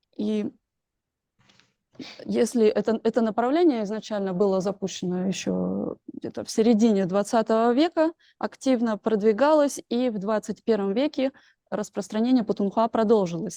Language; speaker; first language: Russian; native; Russian